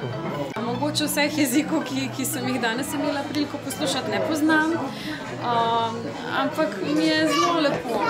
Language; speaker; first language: Slovenian; non-native, fluent; Albanian